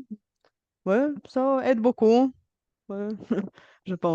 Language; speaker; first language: French; non-native, fluent; Bulgarian